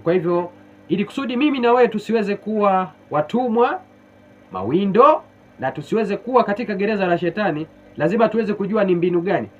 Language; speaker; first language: Swahili; native; Swahili